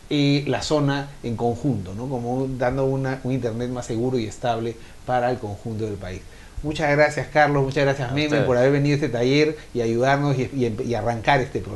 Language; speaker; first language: Spanish; native; Spanish